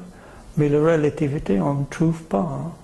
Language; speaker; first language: French; non-native, learner; English